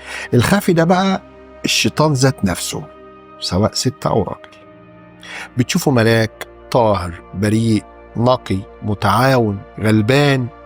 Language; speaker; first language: Arabic; native; Arabic